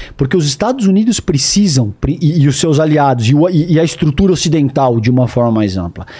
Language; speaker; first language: Portuguese; native; Portuguese